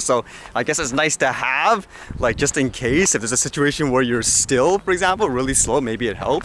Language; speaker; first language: English; native; English